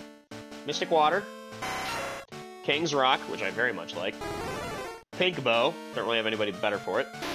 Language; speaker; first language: English; native; English